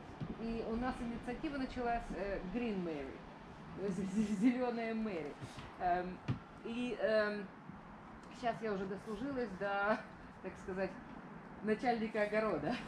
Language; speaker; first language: Russian; native; Russian